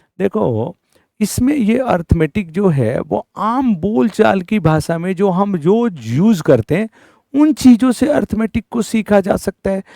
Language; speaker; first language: Hindi; native; Hindi